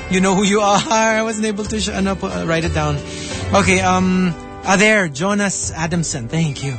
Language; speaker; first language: English; non-native, local second language; Filipino